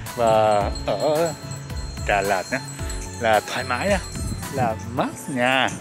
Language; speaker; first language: Vietnamese; non-native, learner; Japanese